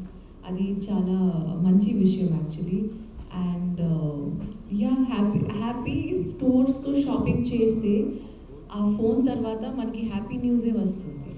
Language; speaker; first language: Telugu; non-native, learner; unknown